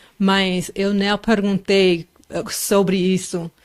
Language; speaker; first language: Portuguese; non-native, fluent; English